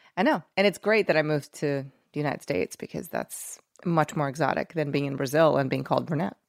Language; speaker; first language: English; early bilingual, other home language; Portuguese